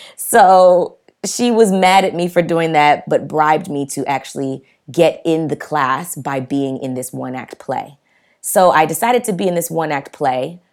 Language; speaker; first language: English; native; English